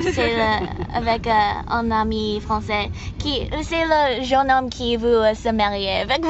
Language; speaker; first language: French; non-native, learner; English